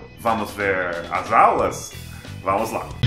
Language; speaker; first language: Portuguese; non-native, fluent; English